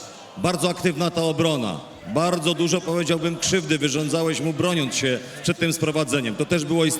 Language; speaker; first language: Polish; native; Polish